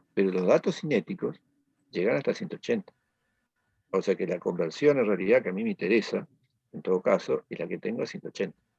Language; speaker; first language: Spanish; native; Spanish